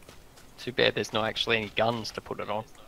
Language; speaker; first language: English; native; English